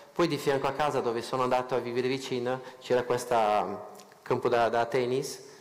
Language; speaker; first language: Italian; non-native, fluent; Portuguese